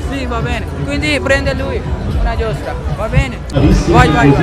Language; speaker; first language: Italian; non-native, learner; Punjabi